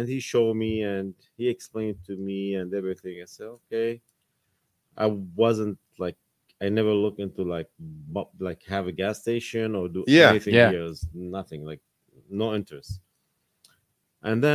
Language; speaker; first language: English; non-native, learner; Arabic